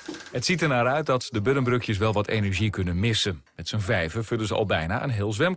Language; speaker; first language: Dutch; native; Dutch